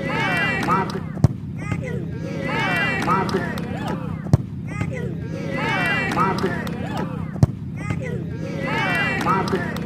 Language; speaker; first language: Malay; non-native, local second language; Achinese